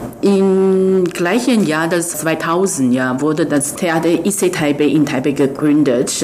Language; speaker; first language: German; non-native, fluent; Chinese